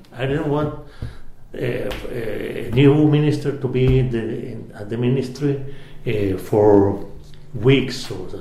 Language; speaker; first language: English; non-native, fluent; Spanish